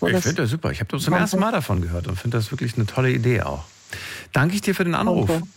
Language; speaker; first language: German; native; German